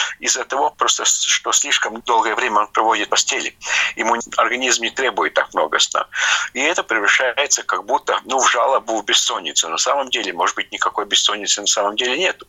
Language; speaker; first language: Russian; non-native, local second language; Latvian